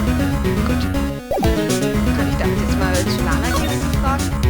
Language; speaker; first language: German; native; German